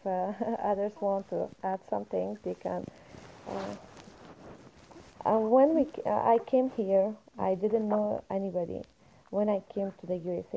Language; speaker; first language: English; non-native, fluent; Persian